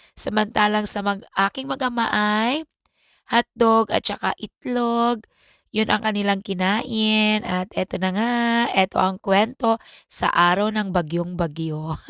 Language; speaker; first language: Filipino; native; Filipino